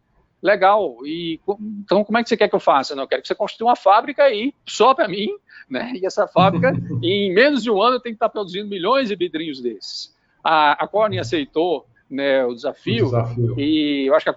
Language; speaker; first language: Portuguese; native; Portuguese